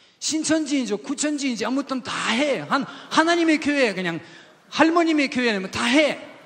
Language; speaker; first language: Korean; non-native, fluent; Russian